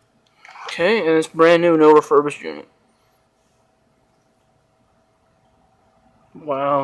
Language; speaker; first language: English; native; English